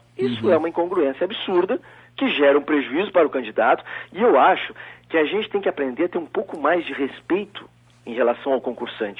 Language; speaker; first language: Portuguese; native; Portuguese